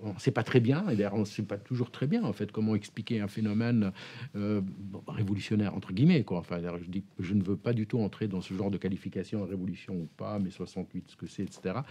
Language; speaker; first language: French; non-native, local second language; Arabic